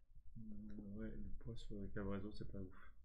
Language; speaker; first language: French; native; French